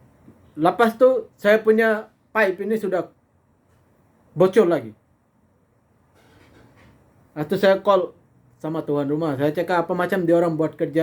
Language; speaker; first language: Indonesian; non-native, fluent; Bangla